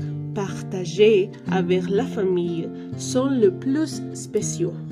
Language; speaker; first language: French; non-native, learner; Spanish